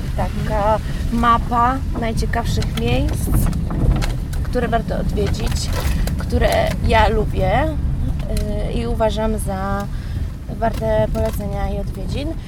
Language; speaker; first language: Polish; native; Polish